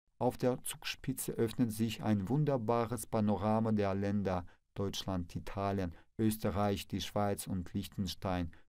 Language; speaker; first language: German; non-native, fluent; Russian